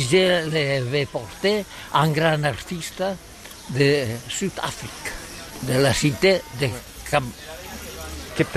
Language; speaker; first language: French; non-native, learner; Catalan